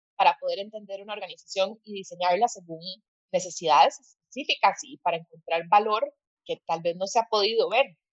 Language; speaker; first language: Spanish; native; Spanish